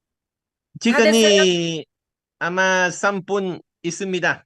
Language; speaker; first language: Korean; non-native, learner; Thai